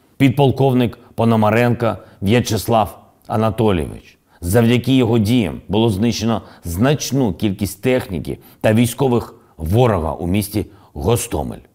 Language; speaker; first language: Ukrainian; non-native, local second language; Russian